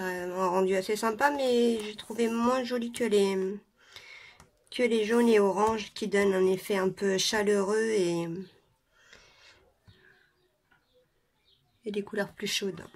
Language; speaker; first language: French; native; French